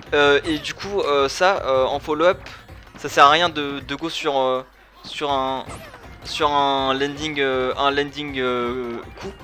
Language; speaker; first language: French; native; French